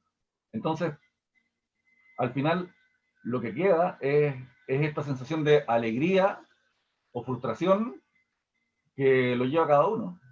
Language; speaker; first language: Spanish; native; Spanish